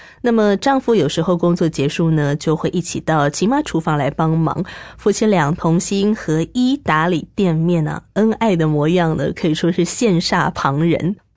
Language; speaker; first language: Chinese; native; Chinese